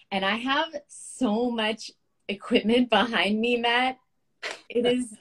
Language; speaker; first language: English; native; English